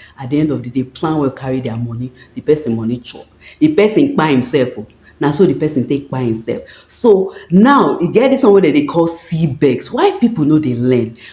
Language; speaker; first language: Nigerian Pidgin; native; Nigerian Pidgin